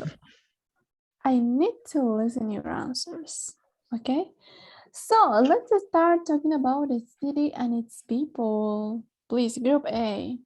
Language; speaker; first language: English; non-native, fluent; Spanish